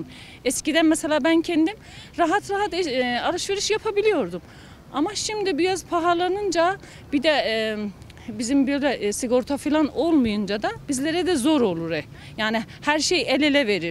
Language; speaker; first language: Turkish; non-native, learner; Azerbaijani